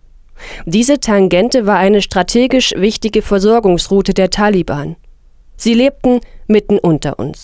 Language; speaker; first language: German; non-native, fluent; Persian